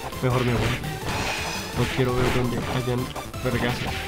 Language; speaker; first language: Spanish; native; Spanish